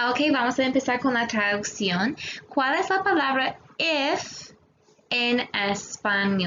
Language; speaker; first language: Spanish; non-native, fluent; English